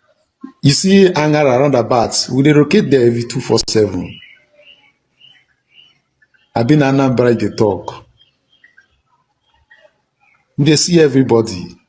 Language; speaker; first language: Nigerian Pidgin; non-native, local second language; Igbo